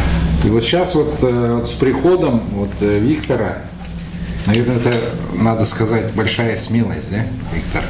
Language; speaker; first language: Russian; native; Russian